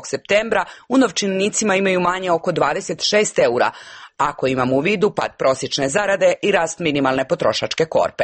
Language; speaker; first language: Serbian; native; Serbian